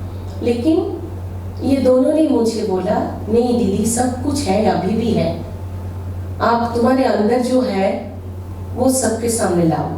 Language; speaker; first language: Hindi; non-native, local second language; Bangla